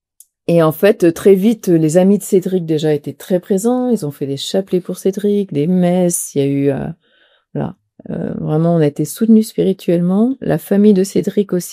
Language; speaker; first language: French; native; French